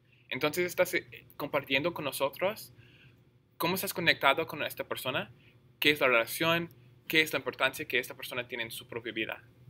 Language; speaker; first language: Spanish; non-native, fluent; English